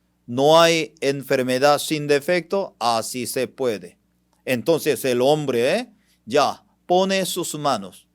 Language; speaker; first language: Spanish; non-native, fluent; Korean